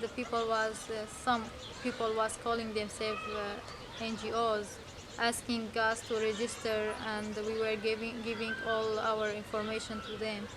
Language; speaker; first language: English; non-native, fluent; Arabic